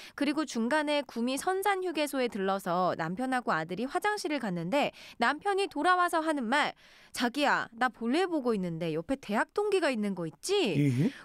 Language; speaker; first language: Korean; native; Korean